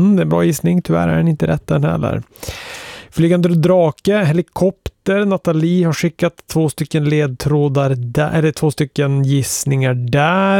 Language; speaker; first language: Swedish; native; Swedish